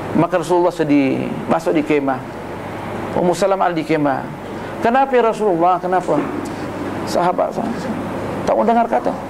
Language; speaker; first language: Malay; non-native, local second language; Buginese